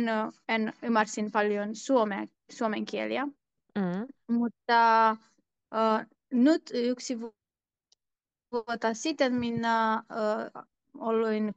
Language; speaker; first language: Finnish; non-native, learner; Turkish